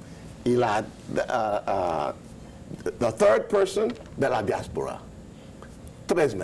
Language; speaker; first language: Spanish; non-native, learner; Haitian Creole